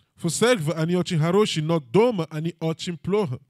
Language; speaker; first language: Russian; non-native, learner; English